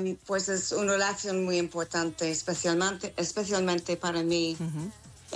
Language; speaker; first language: Spanish; non-native, learner; English